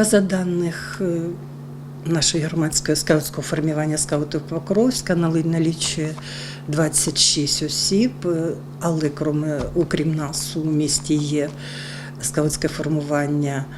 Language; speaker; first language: Ukrainian; non-native, local second language; Russian